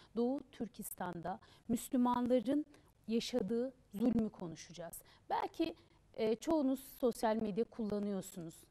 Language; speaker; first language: Turkish; native; Turkish